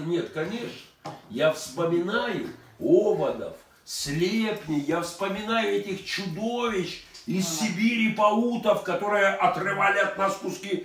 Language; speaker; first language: Russian; native; Russian